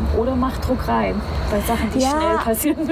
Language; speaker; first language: German; native; German